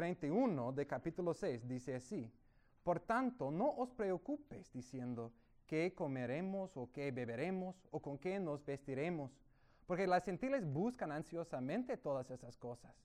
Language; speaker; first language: Spanish; non-native, fluent; English